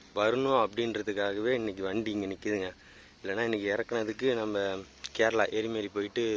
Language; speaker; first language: Tamil; native; Tamil